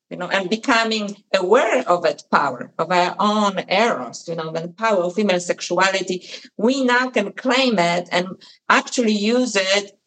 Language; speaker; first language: English; non-native, fluent; Polish